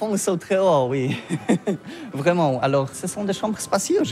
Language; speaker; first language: French; non-native, learner; Polish